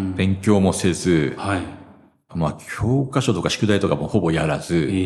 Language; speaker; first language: Japanese; native; Japanese